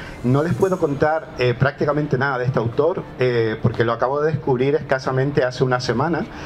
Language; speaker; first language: Spanish; native; Spanish